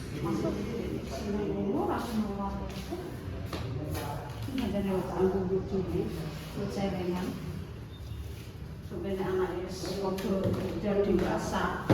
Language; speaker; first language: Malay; non-native, local second language; Javanese